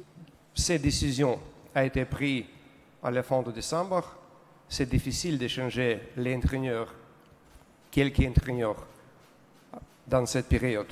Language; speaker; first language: French; non-native, learner; Russian